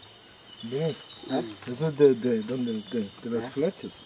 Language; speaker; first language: Spanish; native; Spanish